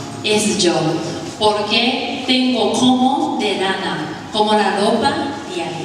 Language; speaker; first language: Spanish; non-native, learner; Japanese